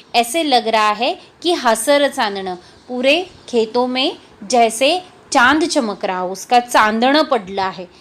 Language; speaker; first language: Hindi; non-native, local second language; Marathi